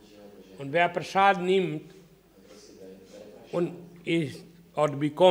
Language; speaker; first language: German; non-native, fluent; Hindi